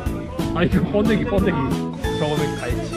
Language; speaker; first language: Korean; native; Korean